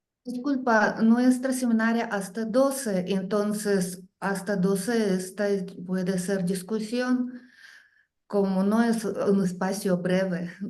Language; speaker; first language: Spanish; non-native, learner; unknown